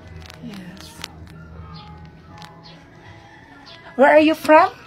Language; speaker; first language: English; non-native, learner; Filipino